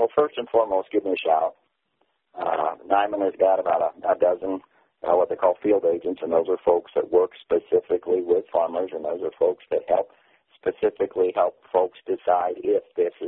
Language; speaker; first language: English; native; English